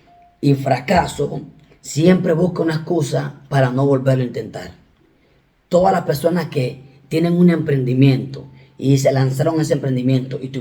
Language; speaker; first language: Spanish; native; Spanish